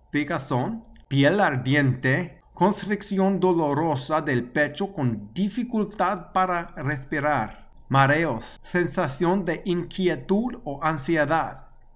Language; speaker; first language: Spanish; non-native, learner; English